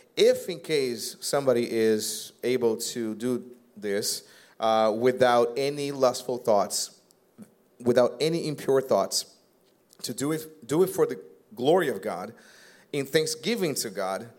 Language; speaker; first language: English; non-native, fluent; Portuguese